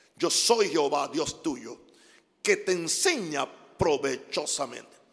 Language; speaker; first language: Spanish; non-native, fluent; English